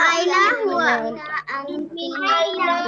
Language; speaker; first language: Arabic; non-native, learner; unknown